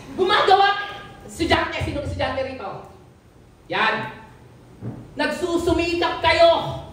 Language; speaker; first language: Filipino; native; Filipino